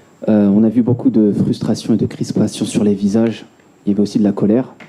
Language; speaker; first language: French; native; French